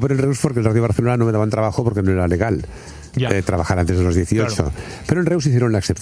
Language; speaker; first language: Spanish; native; Spanish